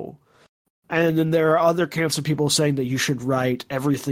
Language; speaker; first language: English; native; English